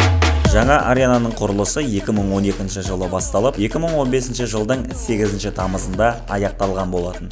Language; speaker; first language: Kazakh; native; Kazakh